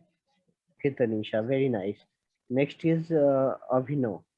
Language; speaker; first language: English; non-native, local second language; Hindi